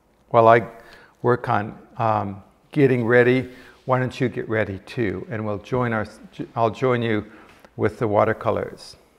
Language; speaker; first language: English; native; English